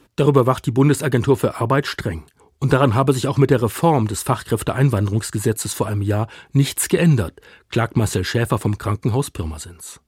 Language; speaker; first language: German; native; German